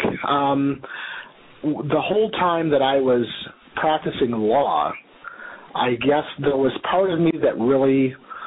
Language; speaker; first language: English; native; English